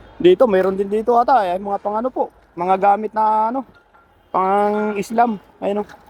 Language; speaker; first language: Filipino; non-native, local second language; Cebuano